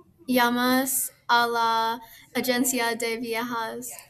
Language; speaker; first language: Spanish; non-native, learner; English